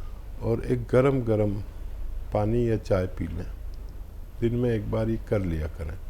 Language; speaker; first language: Hindi; native; Hindi